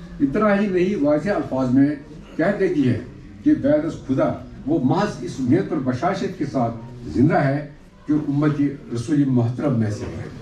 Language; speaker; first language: Urdu; non-native, local second language; Kashmiri